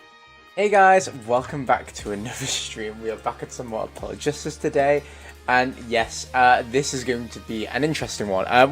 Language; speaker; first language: English; native; English